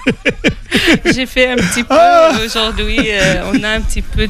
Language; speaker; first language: French; non-native, local second language; Arabic